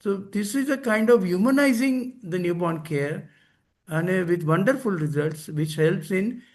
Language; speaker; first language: English; non-native, local second language; Gujarati